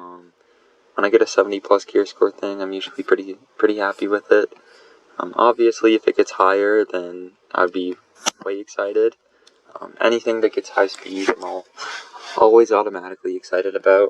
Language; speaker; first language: English; native; English